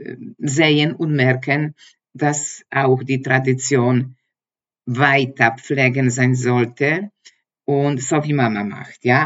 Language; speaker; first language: German; non-native, learner; Polish